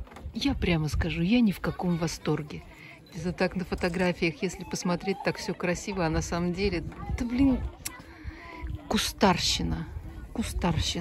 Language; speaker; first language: Russian; native; Russian